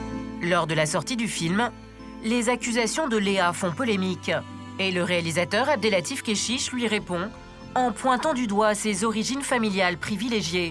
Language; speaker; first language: French; native; French